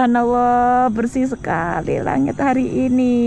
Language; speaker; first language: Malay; non-native, local second language; Javanese